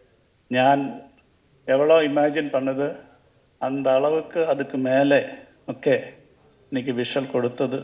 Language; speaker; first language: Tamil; non-native, learner; Malayalam